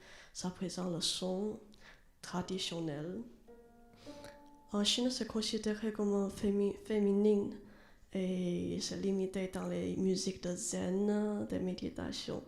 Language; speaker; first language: French; non-native, learner; Chinese